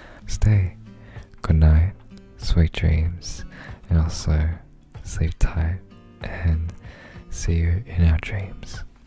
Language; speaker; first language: English; early bilingual, other home language; Korean